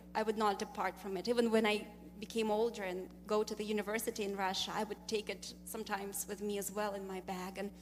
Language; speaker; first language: English; non-native, fluent; Russian